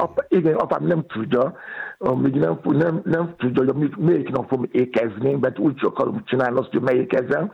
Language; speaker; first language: Hungarian; non-native, fluent; Yoruba